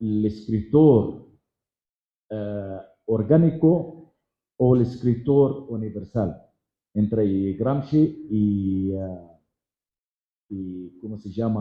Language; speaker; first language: Spanish; non-native, fluent; Arabic